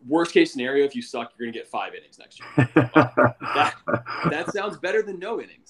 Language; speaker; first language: English; native; English